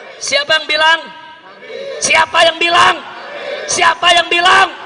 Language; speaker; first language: Indonesian; native; Indonesian